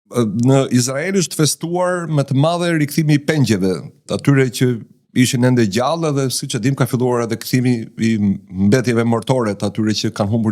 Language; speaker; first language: Albanian; native; Albanian